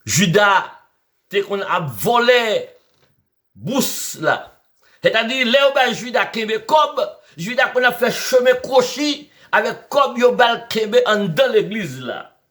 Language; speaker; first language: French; non-native, learner; Haitian Creole